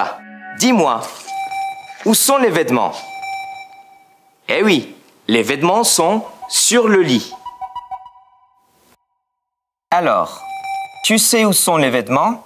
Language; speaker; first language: French; non-native, fluent; Spanish